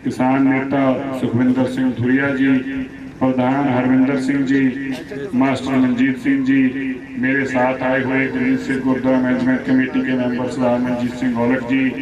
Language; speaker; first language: Hindi; non-native, local second language; Punjabi